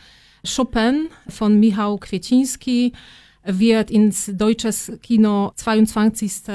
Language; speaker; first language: German; non-native, fluent; Polish